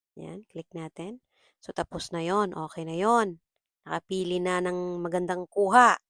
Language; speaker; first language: Filipino; non-native, local second language; Cebuano